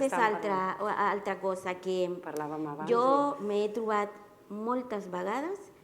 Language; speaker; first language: Catalan; non-native, learner; Spanish